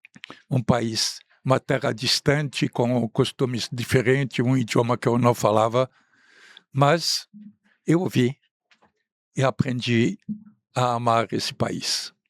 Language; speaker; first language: Portuguese; non-native, fluent; Arabic